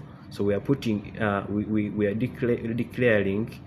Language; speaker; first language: English; non-native, local second language; Ganda